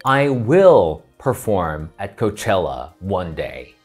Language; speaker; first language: English; non-native, fluent; Korean